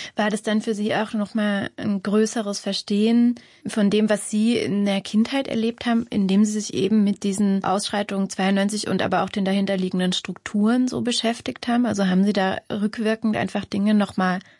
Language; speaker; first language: German; native; German